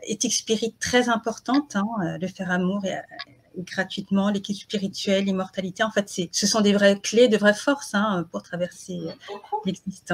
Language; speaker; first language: French; native; French